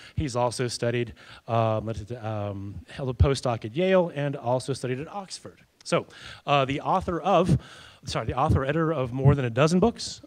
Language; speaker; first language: English; native; English